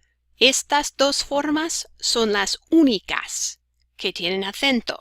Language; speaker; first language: Spanish; non-native, fluent; English